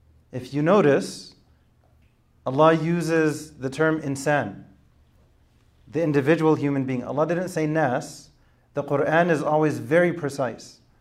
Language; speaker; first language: English; native; English